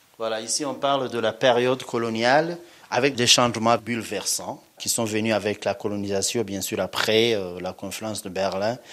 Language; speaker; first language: French; non-native, local second language; Kinyarwanda